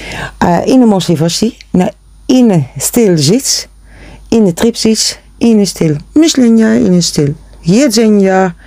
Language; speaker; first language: Polish; non-native, learner; Dutch